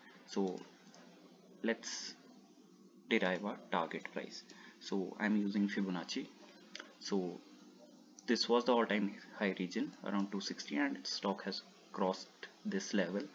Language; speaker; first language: English; non-native, local second language; Hindi